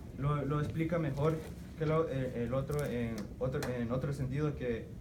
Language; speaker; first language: Spanish; early bilingual, heritage; Spanish